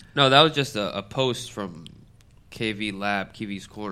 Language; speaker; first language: English; native; English